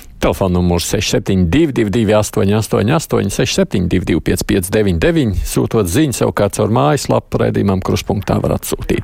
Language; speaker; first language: Latvian; native; Latvian